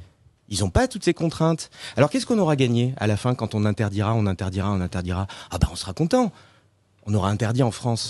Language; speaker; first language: French; native; French